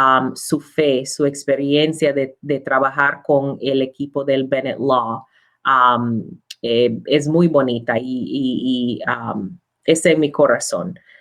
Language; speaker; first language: Spanish; non-native, learner; English